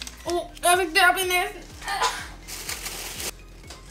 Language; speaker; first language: Danish; early bilingual, other home language; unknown